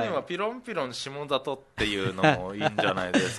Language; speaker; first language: Japanese; native; Japanese